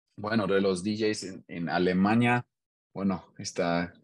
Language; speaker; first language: Spanish; non-native, learner; German